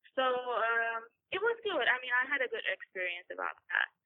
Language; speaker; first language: English; non-native, fluent; Persian